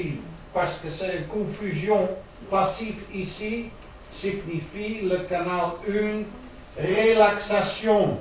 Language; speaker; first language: French; non-native, learner; Dutch